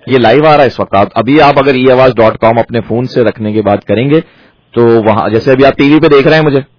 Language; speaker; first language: Urdu; native; Urdu